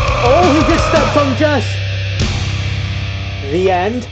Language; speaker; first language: English; native; English